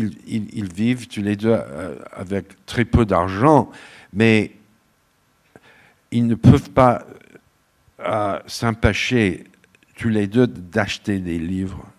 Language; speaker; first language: French; non-native, fluent; English